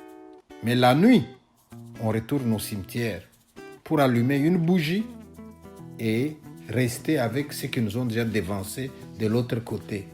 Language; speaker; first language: French; non-native, local second language; Luba-Lulua